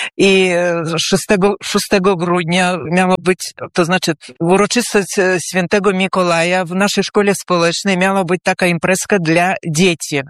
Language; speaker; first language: Polish; early bilingual, heritage; Polish